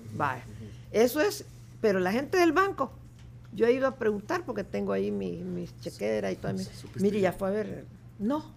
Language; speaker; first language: Spanish; native; Spanish